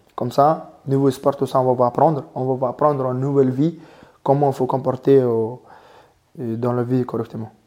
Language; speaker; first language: French; non-native, learner; Mongolian